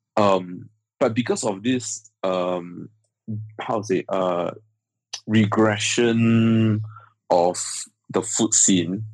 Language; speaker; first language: English; native; English